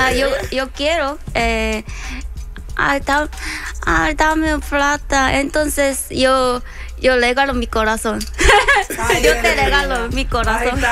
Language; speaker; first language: Spanish; non-native, learner; Korean